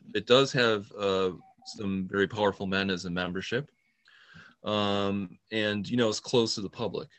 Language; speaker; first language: English; native; English